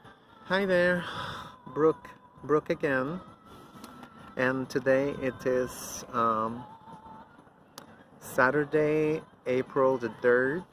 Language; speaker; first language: English; non-native, fluent; Spanish